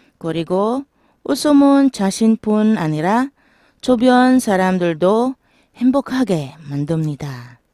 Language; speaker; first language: Korean; non-native, learner; Filipino